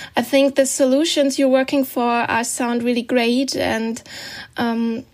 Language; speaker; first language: English; non-native, fluent; German